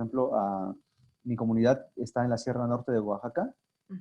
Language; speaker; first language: Spanish; non-native, local second language; Zapotec